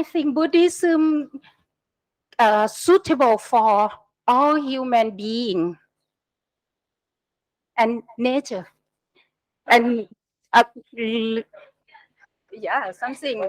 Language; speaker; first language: English; non-native, learner; Thai